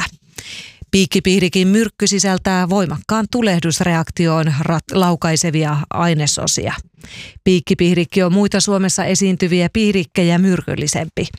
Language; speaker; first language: Finnish; native; Finnish